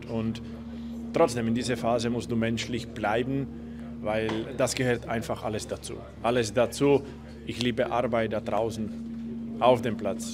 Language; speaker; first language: German; non-native, fluent; Slovak